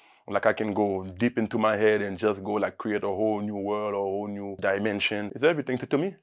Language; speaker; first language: English; early bilingual, other home language; Haitian Creole